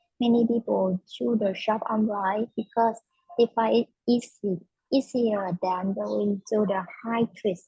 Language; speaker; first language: English; non-native, learner; Vietnamese